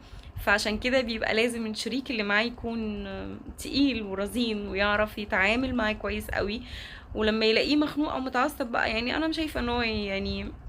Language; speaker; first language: Arabic; native; Arabic